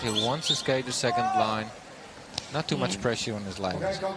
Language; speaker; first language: English; non-native, fluent; Dutch